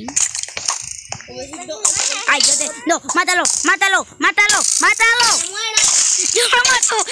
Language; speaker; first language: Spanish; native; Spanish